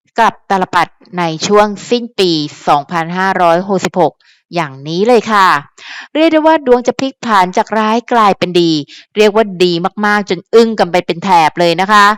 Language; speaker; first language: Thai; native; Thai